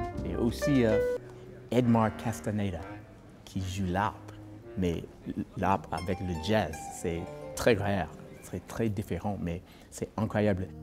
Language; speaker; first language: French; non-native, fluent; English